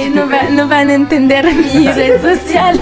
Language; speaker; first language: Spanish; non-native, learner; French